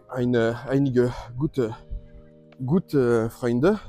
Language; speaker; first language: German; non-native, learner; French